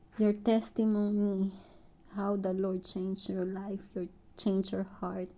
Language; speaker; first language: English; non-native, local second language; Filipino